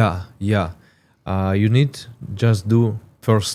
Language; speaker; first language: English; non-native, learner; Russian